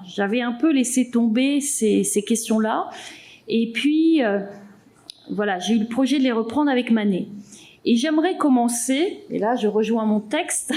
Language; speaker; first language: French; native; French